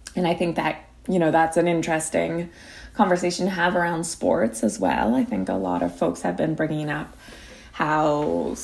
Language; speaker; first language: English; native; English